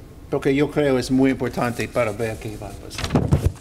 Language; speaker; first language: Spanish; non-native, learner; English